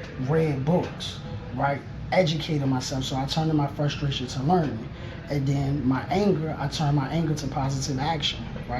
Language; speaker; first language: English; native; English